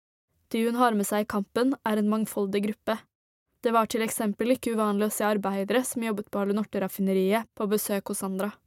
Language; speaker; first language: Norwegian; native; Norwegian